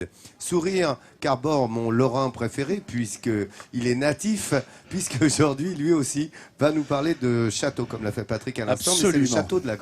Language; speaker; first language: French; native; French